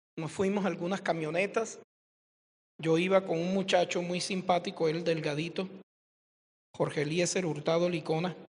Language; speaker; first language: Spanish; native; Spanish